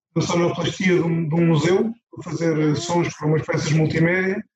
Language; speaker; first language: Portuguese; native; Portuguese